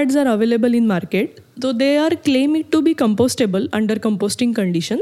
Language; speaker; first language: English; non-native, local second language; Marathi